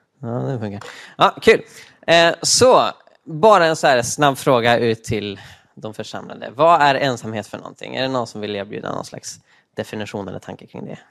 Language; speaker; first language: Swedish; native; Swedish